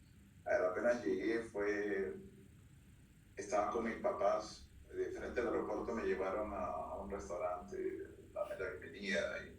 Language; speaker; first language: Spanish; early bilingual, heritage; Spanish